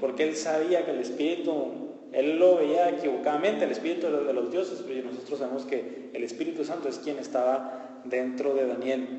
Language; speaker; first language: Spanish; native; Spanish